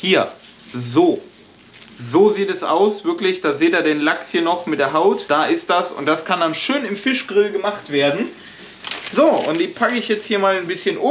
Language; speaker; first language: German; native; German